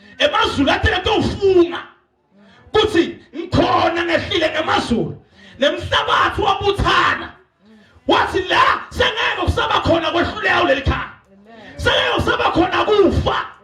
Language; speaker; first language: Zulu; non-native, local second language; Swati